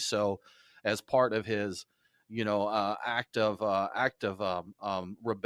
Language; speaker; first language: English; native; English